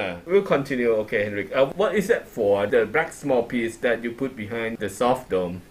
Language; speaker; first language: English; non-native, fluent; Thai